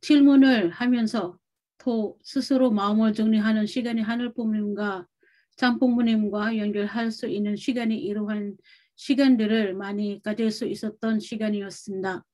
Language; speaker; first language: Korean; non-native, learner; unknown